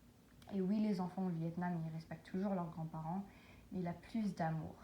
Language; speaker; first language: French; non-native, learner; English